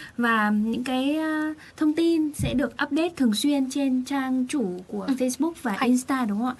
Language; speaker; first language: Vietnamese; native; Vietnamese